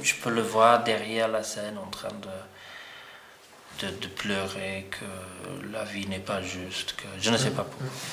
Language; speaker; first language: French; non-native, fluent; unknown